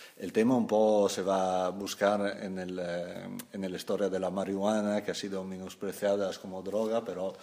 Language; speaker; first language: Spanish; non-native, fluent; Italian